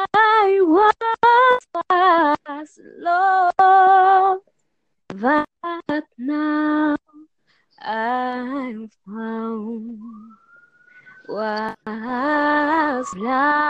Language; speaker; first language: English; non-native, learner; Spanish